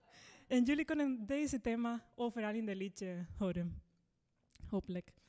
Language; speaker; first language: Dutch; non-native, fluent; Spanish